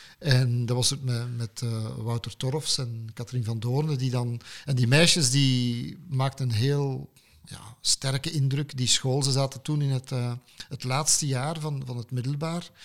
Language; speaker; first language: Dutch; native; Dutch